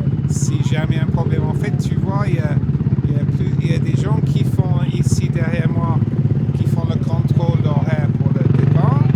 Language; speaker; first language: French; non-native, fluent; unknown